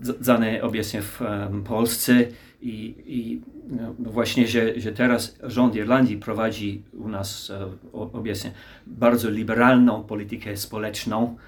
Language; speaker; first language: Polish; non-native, learner; English